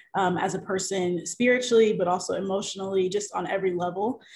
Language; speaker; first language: English; native; English